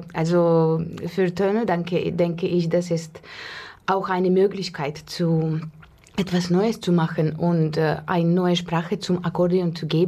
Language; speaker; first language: German; non-native, learner; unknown